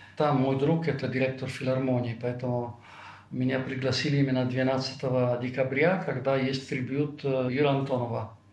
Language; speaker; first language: Russian; non-native, fluent; Italian